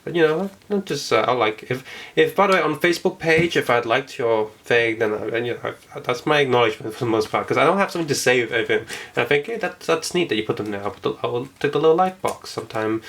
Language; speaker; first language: English; native; English